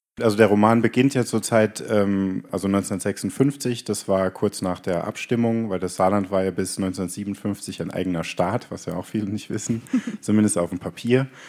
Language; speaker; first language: German; native; German